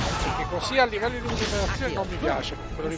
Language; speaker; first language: Italian; native; Italian